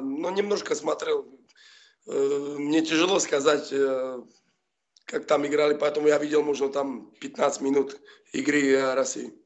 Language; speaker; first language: Russian; non-native, fluent; Slovak